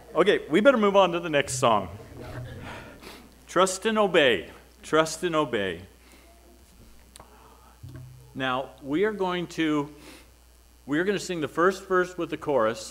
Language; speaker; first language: English; native; English